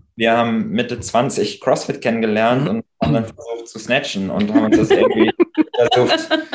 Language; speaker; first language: German; native; German